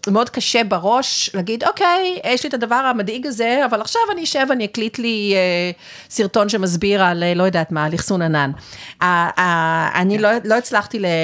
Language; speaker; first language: Hebrew; native; Hebrew